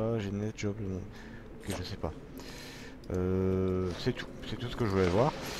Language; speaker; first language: French; native; French